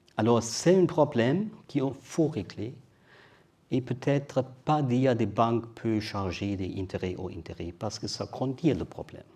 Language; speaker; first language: French; non-native, learner; German